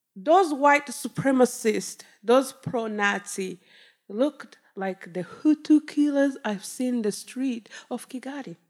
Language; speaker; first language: English; non-native, local second language; Kinyarwanda